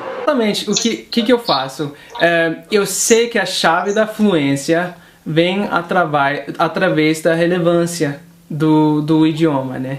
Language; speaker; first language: Portuguese; non-native, fluent; English